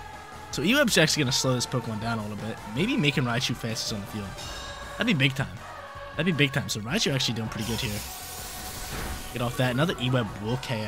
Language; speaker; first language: English; native; English